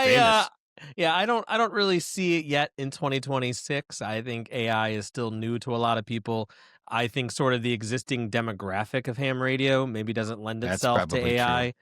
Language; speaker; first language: English; native; English